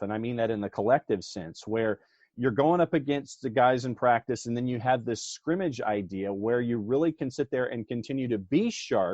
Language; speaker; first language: English; native; English